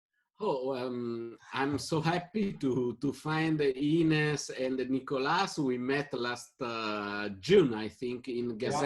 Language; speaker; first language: English; non-native, fluent; Italian